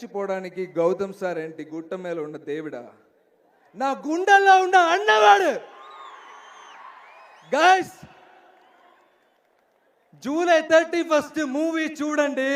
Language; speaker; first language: Telugu; non-native, learner; Malayalam